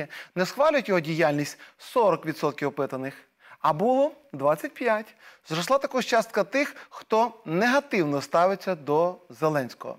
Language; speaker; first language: Ukrainian; native; Ukrainian